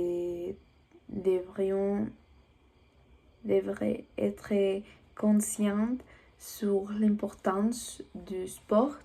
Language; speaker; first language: French; non-native, learner; Spanish